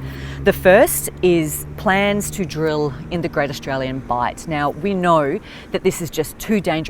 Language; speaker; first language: English; native; English